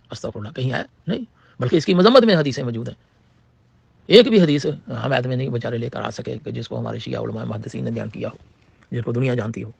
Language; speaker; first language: Urdu; non-native, local second language; Punjabi